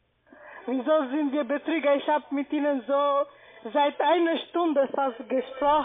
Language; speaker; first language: German; non-native, fluent; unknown